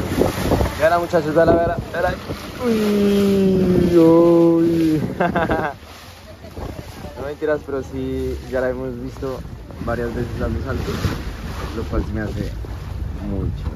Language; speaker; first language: Spanish; native; Spanish